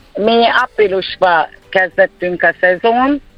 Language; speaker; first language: Hungarian; non-native, fluent; Turkish